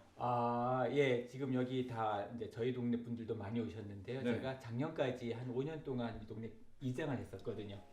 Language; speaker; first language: Korean; native; Korean